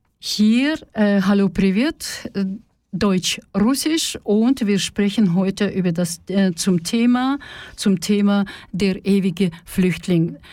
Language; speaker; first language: German; non-native, fluent; Russian